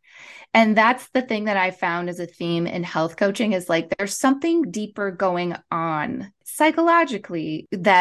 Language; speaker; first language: English; native; English